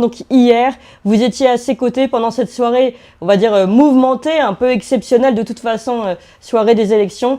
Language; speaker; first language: French; native; French